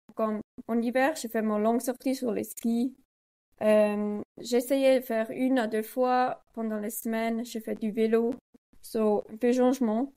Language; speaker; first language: French; non-native, learner; Swiss German